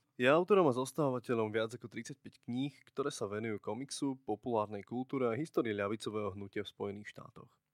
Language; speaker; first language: Slovak; native; Slovak